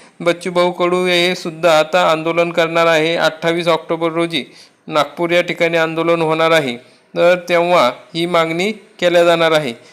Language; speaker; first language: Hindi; non-native, local second language; Marathi